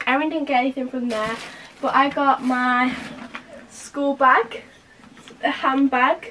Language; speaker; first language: English; native; English